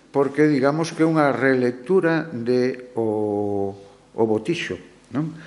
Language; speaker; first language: Galician; non-native, local second language; Spanish